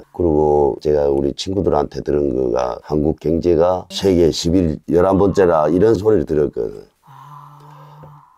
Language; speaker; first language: Korean; native; Korean